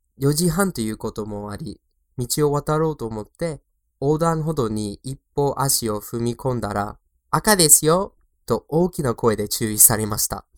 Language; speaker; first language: Japanese; non-native, fluent; English